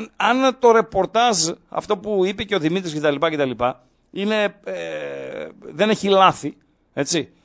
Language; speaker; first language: Greek; native; Greek